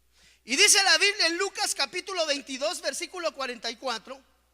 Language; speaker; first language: Spanish; native; Spanish